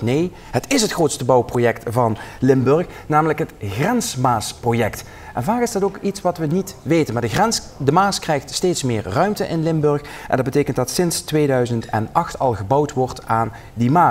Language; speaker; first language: Dutch; native; Dutch